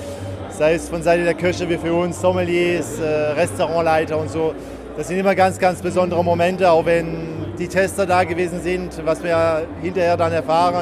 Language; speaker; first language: German; native; German